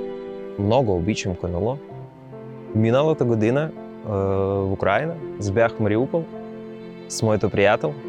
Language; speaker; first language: Bulgarian; non-native, learner; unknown